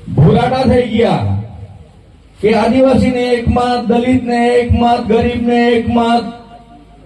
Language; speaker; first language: Gujarati; native; Gujarati